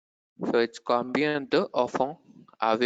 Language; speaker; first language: French; non-native, learner; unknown